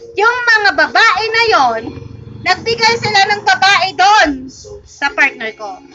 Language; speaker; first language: Filipino; native; Filipino